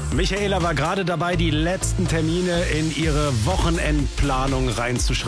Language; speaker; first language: German; native; German